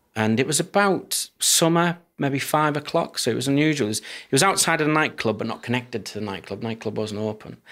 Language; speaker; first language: English; native; English